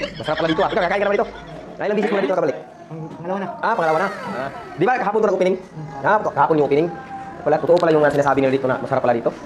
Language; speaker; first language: Filipino; non-native, local second language; Cebuano